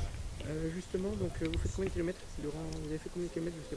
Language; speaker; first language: French; native; French